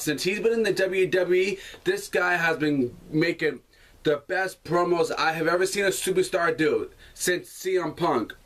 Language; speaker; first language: English; native; English